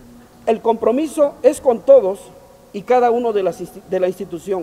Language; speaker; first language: Spanish; native; Spanish